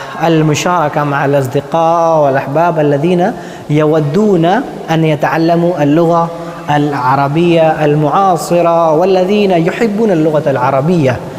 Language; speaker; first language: Arabic; non-native, fluent; Urdu